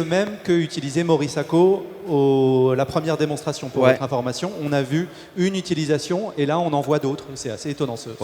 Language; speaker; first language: French; native; French